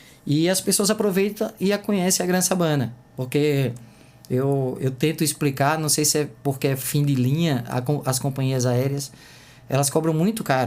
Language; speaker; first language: Portuguese; native; Portuguese